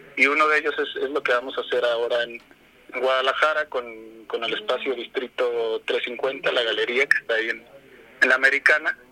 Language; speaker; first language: Spanish; native; Spanish